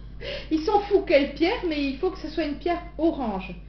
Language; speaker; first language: French; native; French